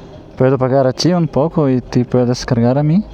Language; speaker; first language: Spanish; non-native, learner; Russian